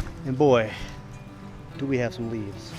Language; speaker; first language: English; native; English